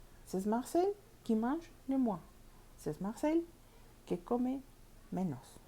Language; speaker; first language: French; non-native, learner; Spanish